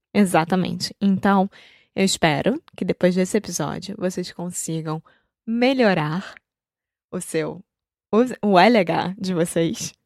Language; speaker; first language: Portuguese; native; Portuguese